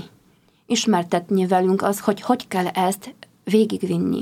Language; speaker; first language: Hungarian; non-native, fluent; Polish